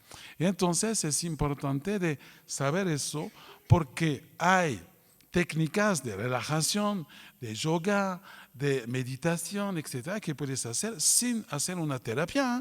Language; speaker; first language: Spanish; non-native, fluent; French